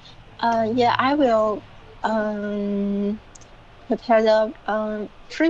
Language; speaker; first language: English; non-native, learner; Chinese